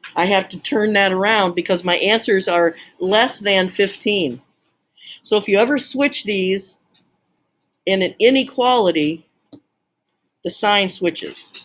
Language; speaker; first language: English; native; English